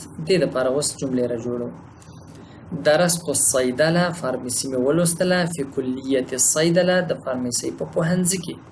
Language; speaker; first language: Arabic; non-native, fluent; Pashto